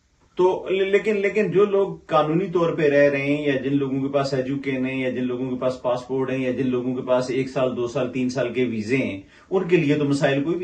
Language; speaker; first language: Hindi; native; Hindi